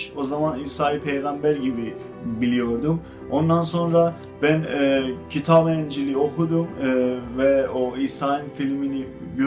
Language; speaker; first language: Turkish; non-native, fluent; Azerbaijani